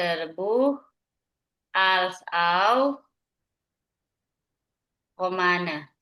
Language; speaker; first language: German; non-native, fluent; Indonesian